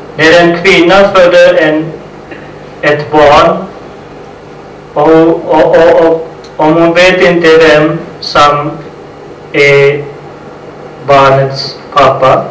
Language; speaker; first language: Swedish; non-native, fluent; Urdu